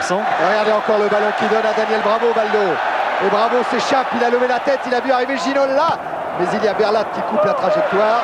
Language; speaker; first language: French; native; French